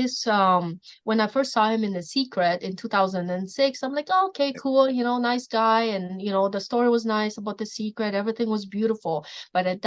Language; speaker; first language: English; non-native, fluent; Polish